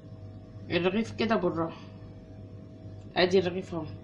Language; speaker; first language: Arabic; native; Arabic